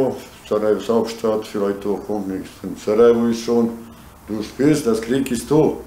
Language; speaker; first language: German; non-native, learner; Bosnian